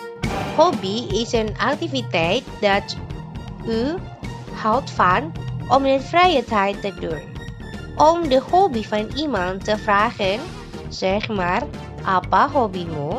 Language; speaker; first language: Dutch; non-native, fluent; Indonesian